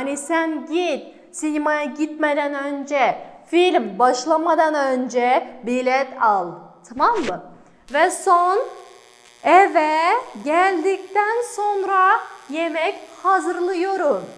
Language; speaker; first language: Turkish; non-native, fluent; Kazakh